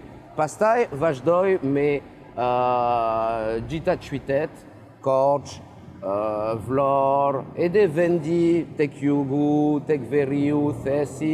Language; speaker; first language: Albanian; non-native, learner; French